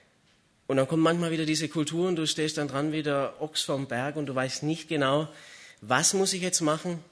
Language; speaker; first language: German; native; German